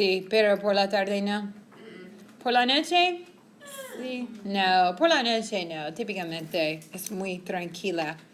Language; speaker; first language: Spanish; non-native, fluent; English